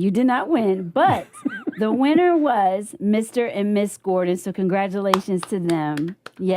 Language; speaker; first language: English; native; English